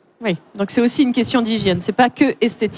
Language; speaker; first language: French; native; French